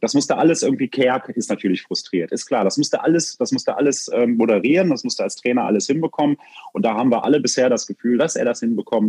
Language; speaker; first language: German; native; German